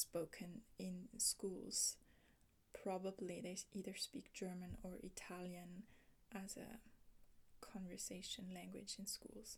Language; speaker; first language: English; non-native, fluent; German